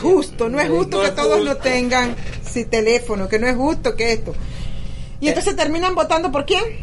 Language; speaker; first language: Spanish; native; Spanish